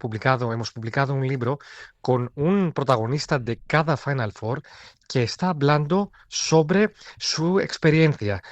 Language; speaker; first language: Spanish; non-native, fluent; Greek